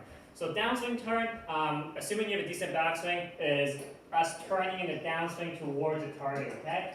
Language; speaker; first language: English; native; English